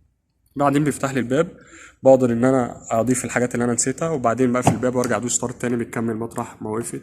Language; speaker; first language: Arabic; native; Arabic